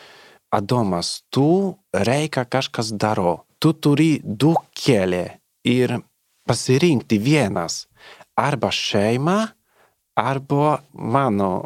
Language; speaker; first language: Lithuanian; non-native, learner; Polish